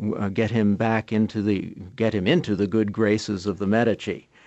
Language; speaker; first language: English; native; English